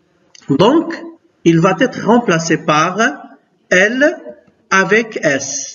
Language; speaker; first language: French; non-native, local second language; Arabic